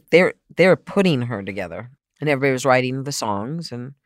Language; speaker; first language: English; native; English